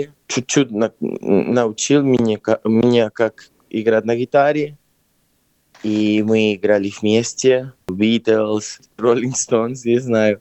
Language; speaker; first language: Russian; non-native, fluent; Spanish